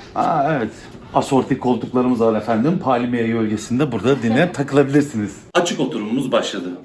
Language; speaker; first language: Turkish; native; Turkish